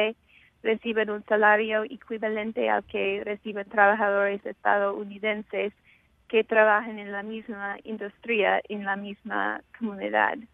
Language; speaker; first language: Spanish; non-native, fluent; English